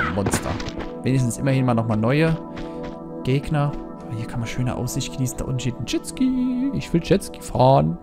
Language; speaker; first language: German; native; German